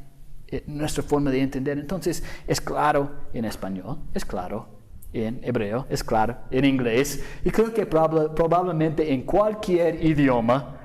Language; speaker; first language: Spanish; non-native, fluent; English